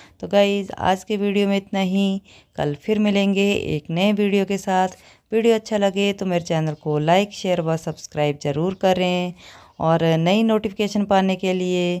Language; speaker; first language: Hindi; native; Hindi